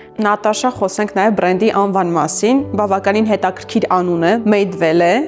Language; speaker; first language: Armenian; native; Armenian